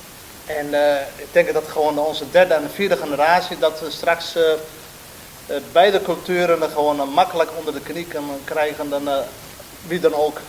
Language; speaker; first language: Dutch; non-native, fluent; Somali